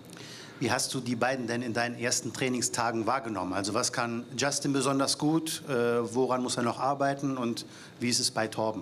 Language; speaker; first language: German; native; German